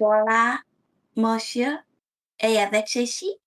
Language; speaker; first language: French; non-native, learner; Vietnamese